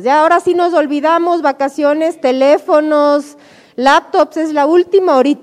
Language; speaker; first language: Spanish; native; Spanish